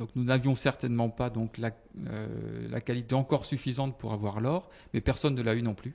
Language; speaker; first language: French; native; French